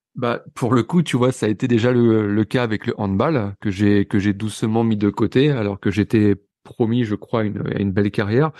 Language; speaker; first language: French; native; French